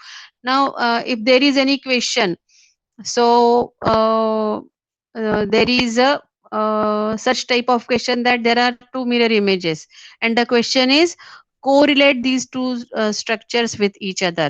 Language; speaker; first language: English; non-native, local second language; Hindi